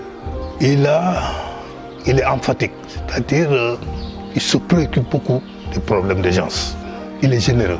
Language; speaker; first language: French; non-native, local second language; Wolof